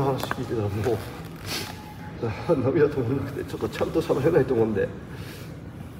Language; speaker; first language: Japanese; native; Japanese